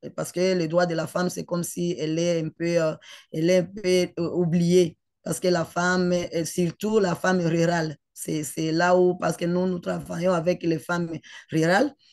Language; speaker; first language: French; non-native, local second language; Swahili